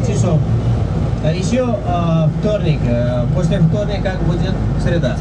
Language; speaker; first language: Russian; non-native, learner; Nepali